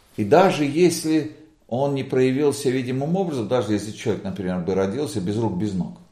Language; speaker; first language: Russian; non-native, local second language; Latvian